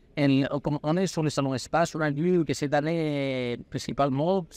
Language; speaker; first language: French; non-native, learner; Spanish